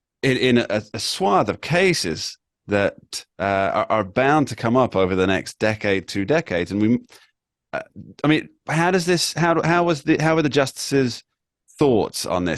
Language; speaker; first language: English; native; English